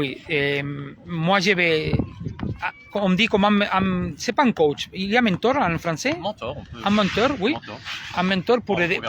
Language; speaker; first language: French; non-native, learner; Spanish